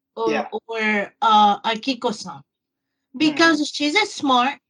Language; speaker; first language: English; non-native, learner; Japanese